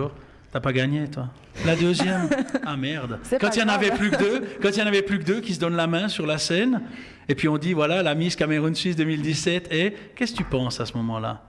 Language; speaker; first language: French; native; French